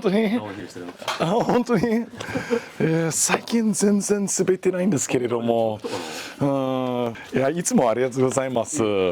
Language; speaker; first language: Japanese; non-native, fluent; English